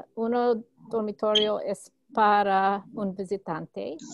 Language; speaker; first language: Spanish; non-native, learner; English